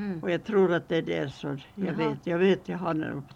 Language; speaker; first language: Swedish; early bilingual, heritage; Swedish